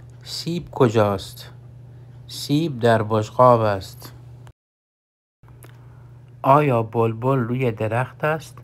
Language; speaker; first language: Persian; non-native, fluent; Urdu